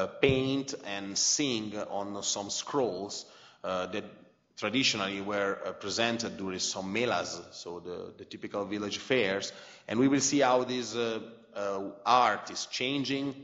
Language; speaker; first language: English; non-native, fluent; Italian